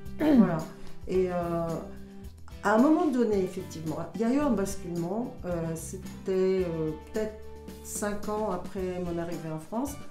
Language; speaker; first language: French; non-native, fluent; Bulgarian